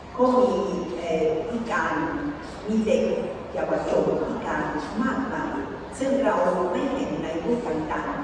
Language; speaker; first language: Thai; non-native, fluent; Spanish